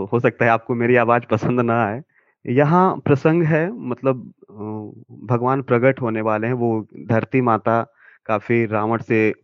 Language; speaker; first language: Hindi; native; Hindi